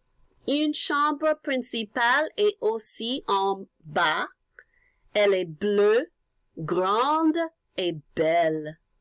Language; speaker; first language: French; non-native, learner; English